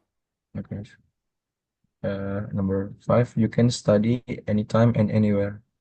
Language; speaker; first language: English; non-native, learner; Indonesian